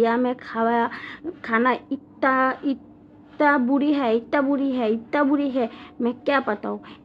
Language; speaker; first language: Hindi; non-native, learner; Bangla